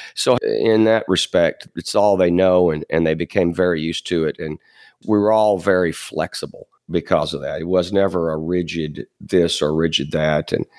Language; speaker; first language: English; native; English